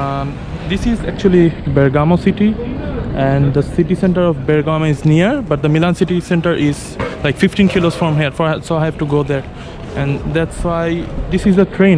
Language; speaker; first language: English; non-native, learner; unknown